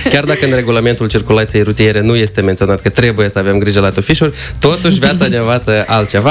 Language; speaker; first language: Romanian; native; Romanian